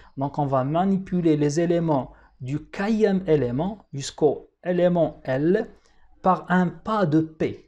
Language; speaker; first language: French; non-native, local second language; Arabic